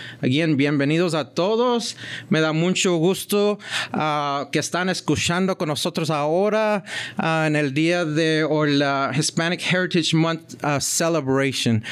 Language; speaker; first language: Spanish; early bilingual, heritage; Spanish